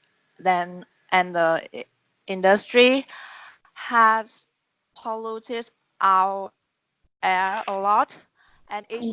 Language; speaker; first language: English; non-native, learner; Vietnamese